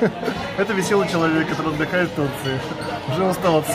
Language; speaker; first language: Russian; native; Russian